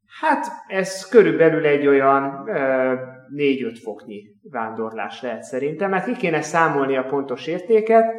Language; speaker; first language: Hungarian; native; Hungarian